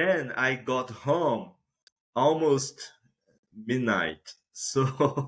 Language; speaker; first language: English; non-native, fluent; Portuguese